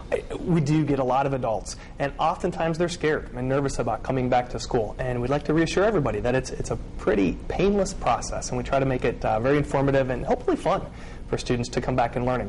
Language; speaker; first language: English; native; English